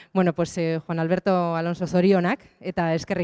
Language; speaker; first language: Basque; native; Basque